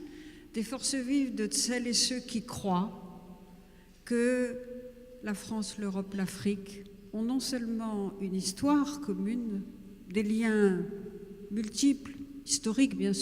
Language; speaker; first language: French; native; French